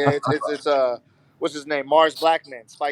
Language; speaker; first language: English; native; English